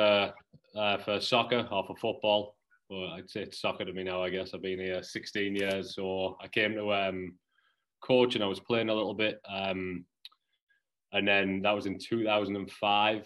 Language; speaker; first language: English; native; English